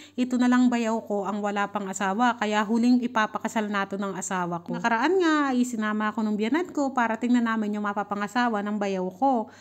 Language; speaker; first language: Filipino; native; Filipino